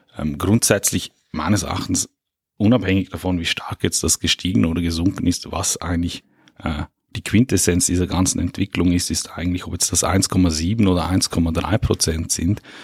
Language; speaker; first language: German; native; German